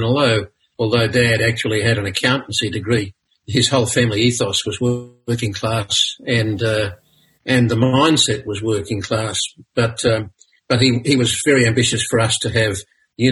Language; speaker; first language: English; native; English